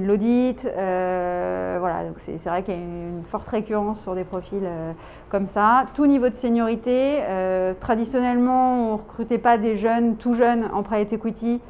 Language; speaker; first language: French; native; French